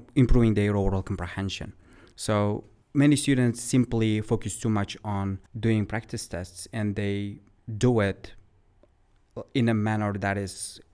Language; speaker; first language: English; non-native, fluent; Uzbek